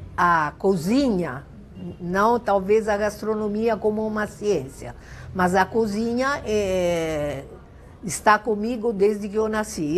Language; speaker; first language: Portuguese; non-native, fluent; Italian